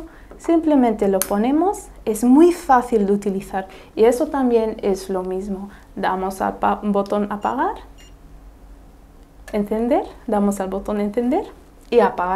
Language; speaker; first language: Spanish; non-native, fluent; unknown